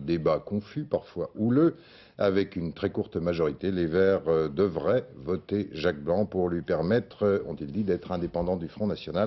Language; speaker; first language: French; native; French